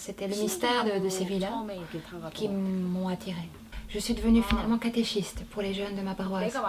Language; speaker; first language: French; non-native, fluent; Korean